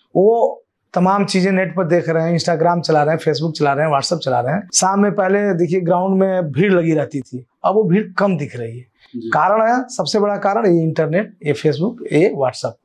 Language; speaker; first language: Hindi; native; Hindi